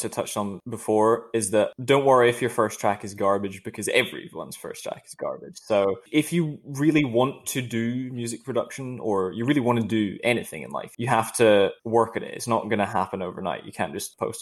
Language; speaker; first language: English; native; English